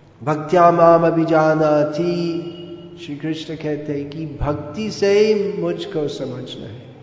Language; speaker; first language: Hindi; non-native, fluent; English